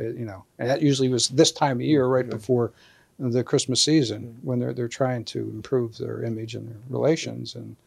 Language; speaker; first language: English; native; English